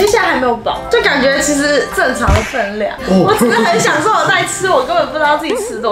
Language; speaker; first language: Chinese; native; Chinese